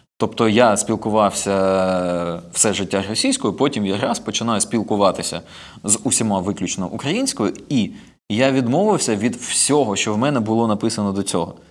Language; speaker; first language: Ukrainian; non-native, local second language; Russian